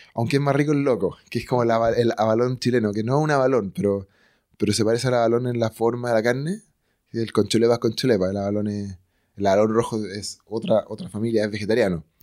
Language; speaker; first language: Spanish; native; Spanish